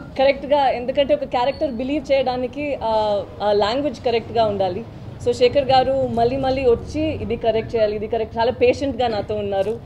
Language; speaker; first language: Telugu; non-native, learner; Tamil